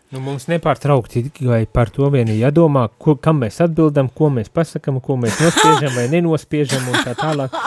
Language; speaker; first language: Latvian; native; Latvian